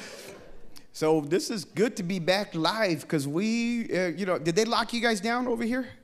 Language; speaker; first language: English; native; English